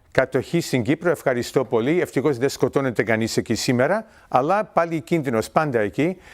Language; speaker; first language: Greek; early bilingual, heritage; Greek